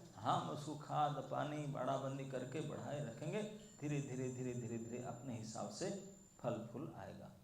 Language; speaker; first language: Hindi; non-native, local second language; Bangla